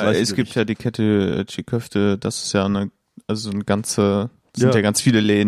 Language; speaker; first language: German; native; German